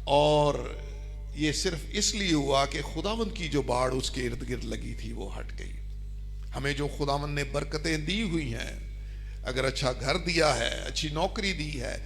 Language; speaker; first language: Urdu; non-native, local second language; Punjabi